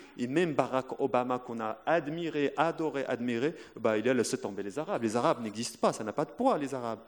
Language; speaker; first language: French; non-native, local second language; Arabic